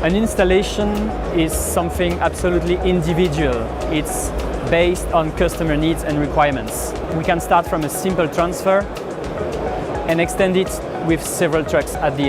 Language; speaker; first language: English; non-native, fluent; French